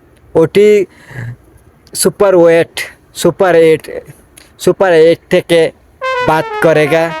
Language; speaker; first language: Hindi; non-native, learner; Bangla